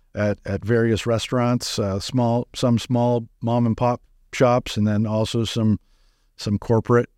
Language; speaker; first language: English; native; English